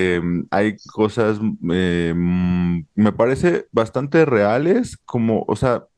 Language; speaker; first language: Spanish; native; Spanish